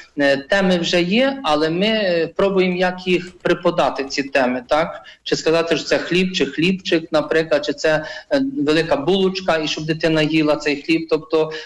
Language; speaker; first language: Ukrainian; non-native, fluent; Polish